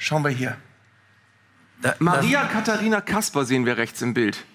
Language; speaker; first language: German; native; German